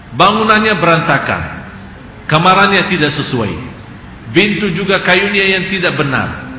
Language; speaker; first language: Indonesian; non-native, fluent; Arabic